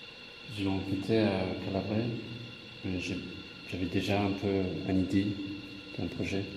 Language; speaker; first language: French; non-native, fluent; English